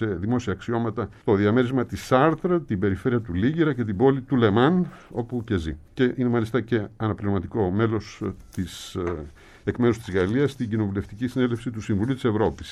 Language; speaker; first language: Greek; native; Greek